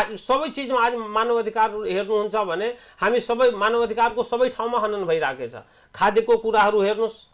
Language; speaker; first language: Nepali; non-native, local second language; Awadhi